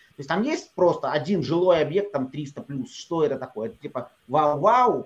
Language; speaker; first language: Russian; native; Russian